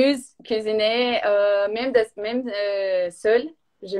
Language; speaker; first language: French; non-native, learner; Portuguese